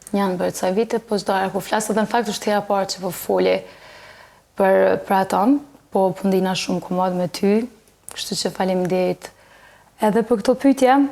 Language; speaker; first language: Albanian; early bilingual, heritage; Albanian